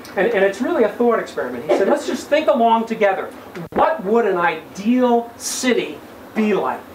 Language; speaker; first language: English; native; English